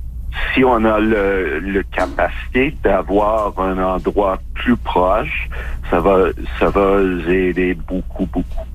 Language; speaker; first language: French; non-native, local second language; English